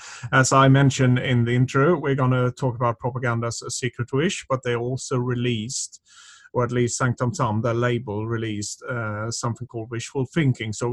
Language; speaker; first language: English; non-native, fluent; Swedish